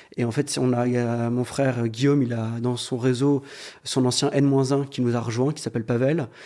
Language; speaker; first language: French; native; French